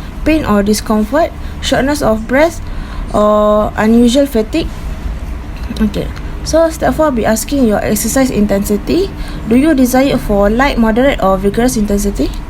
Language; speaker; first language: English; non-native, local second language; Malay